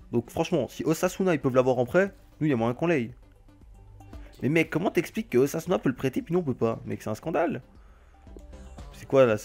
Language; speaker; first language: French; native; French